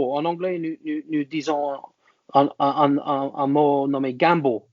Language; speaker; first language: French; non-native, learner; English